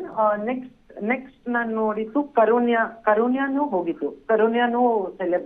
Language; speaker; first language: Kannada; non-native, learner; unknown